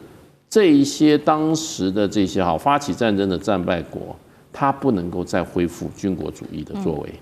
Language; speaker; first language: Chinese; native; Chinese